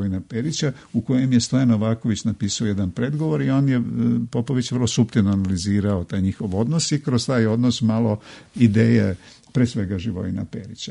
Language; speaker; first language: Serbian; native; Serbian